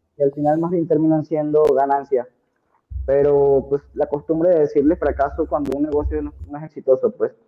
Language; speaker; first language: Spanish; native; Spanish